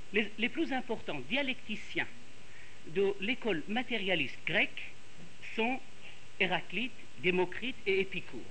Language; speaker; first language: French; non-native, fluent; Persian